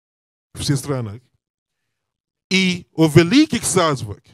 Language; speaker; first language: Russian; non-native, learner; English